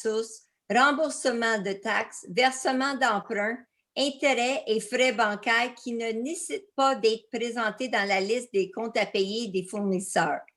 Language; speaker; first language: French; native; French